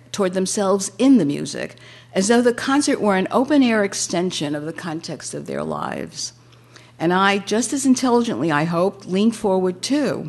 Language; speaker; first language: English; native; English